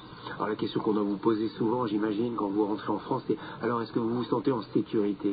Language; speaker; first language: French; native; French